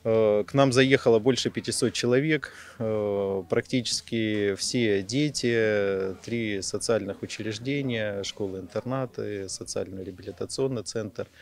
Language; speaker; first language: Russian; native; Russian